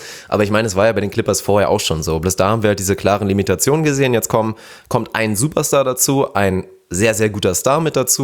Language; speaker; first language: German; native; German